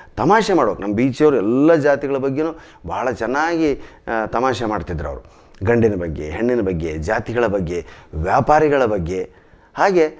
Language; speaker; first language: Kannada; native; Kannada